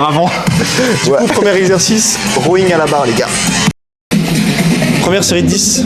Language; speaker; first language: French; native; French